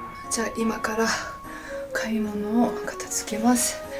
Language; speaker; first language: Japanese; non-native, learner; French